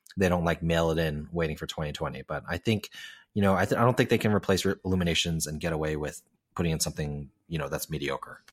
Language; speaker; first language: English; non-native, local second language; Cantonese